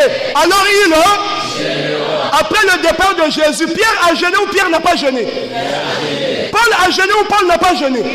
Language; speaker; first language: French; non-native, local second language; Lingala